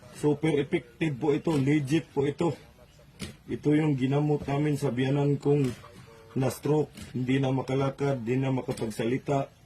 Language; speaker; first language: Filipino; non-native, local second language; Cebuano